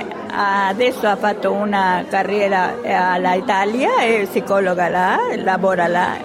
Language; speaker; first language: Italian; non-native, fluent; Spanish